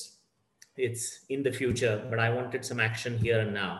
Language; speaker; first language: English; non-native, local second language; Kannada